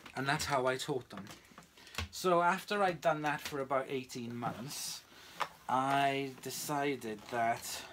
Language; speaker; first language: English; native; English